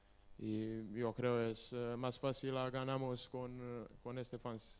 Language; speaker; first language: Spanish; non-native, learner; Serbian